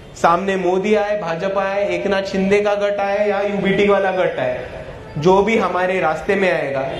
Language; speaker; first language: Hindi; non-native, local second language; Marathi